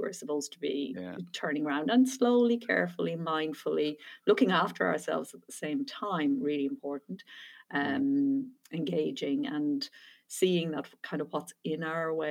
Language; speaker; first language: English; native; English